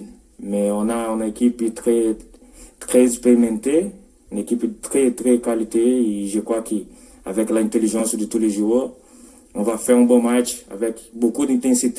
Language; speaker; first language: French; non-native, fluent; Portuguese